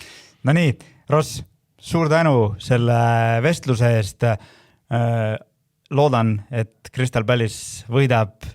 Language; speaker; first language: Estonian; native; Estonian